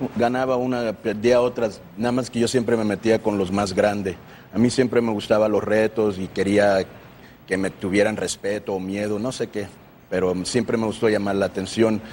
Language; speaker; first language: Spanish; early bilingual, heritage; Spanish